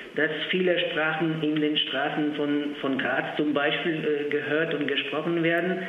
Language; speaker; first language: German; non-native, fluent; Polish